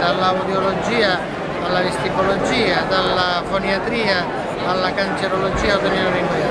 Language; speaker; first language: Italian; native; Italian